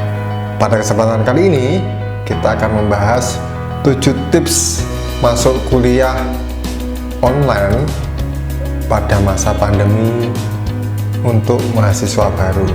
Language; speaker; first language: Indonesian; native; Indonesian